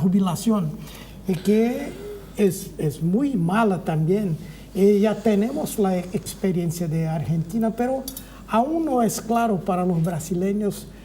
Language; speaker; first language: Spanish; non-native, fluent; Portuguese